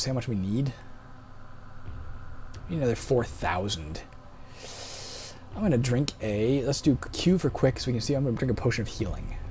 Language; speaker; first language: English; native; English